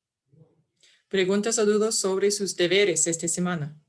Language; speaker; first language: Spanish; non-native, fluent; English